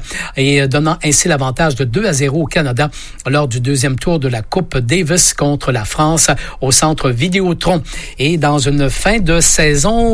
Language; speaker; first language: French; native; French